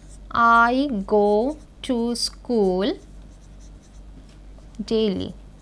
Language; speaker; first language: English; non-native, local second language; Bangla